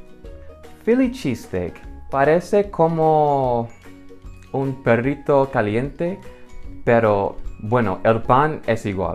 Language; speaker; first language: Spanish; non-native, fluent; English